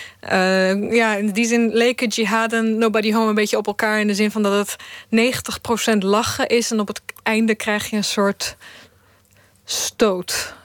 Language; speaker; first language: Dutch; early bilingual, other home language; Bosnian